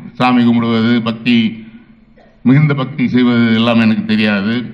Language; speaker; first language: Tamil; native; Tamil